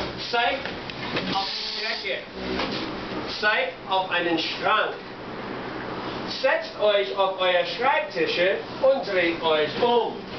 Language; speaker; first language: German; non-native, fluent; English